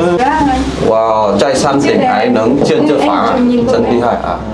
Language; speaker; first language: Chinese; non-native, learner; Vietnamese